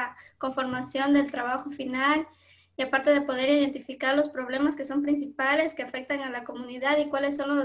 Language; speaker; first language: Spanish; native; Spanish